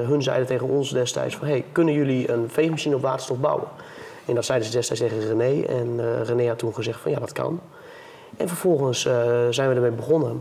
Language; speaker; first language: Dutch; native; Dutch